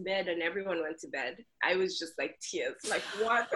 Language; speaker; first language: English; non-native, local second language; Xhosa